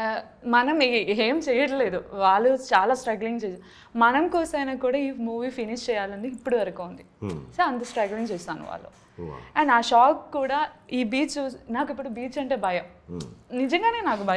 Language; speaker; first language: Telugu; non-native, learner; Malayalam